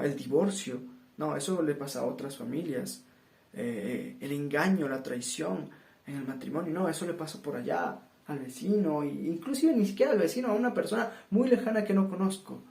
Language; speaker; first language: Spanish; native; Spanish